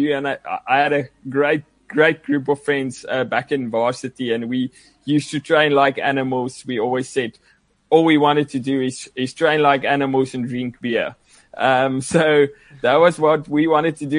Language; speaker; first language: English; non-native, local second language; Afrikaans